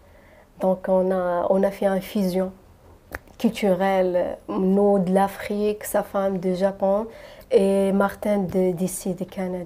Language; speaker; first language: French; non-native, local second language; Arabic